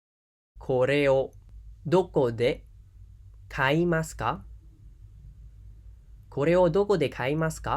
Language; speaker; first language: Japanese; non-native, fluent; Khmer